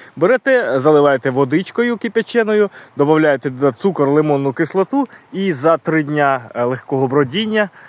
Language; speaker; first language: Ukrainian; native; Ukrainian